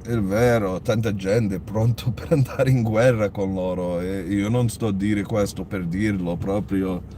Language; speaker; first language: Italian; early bilingual, other home language; English